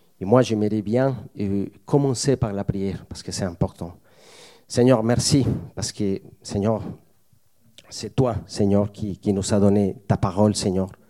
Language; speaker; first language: French; non-native, fluent; Spanish